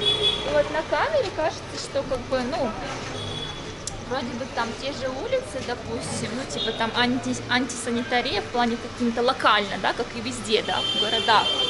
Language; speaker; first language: Russian; native; Russian